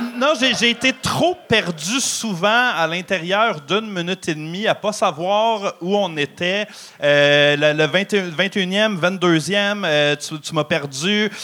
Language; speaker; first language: French; native; French